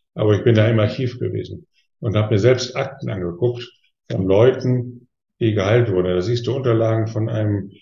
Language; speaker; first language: German; native; German